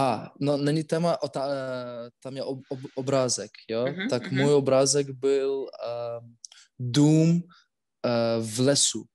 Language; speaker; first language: Czech; non-native, learner; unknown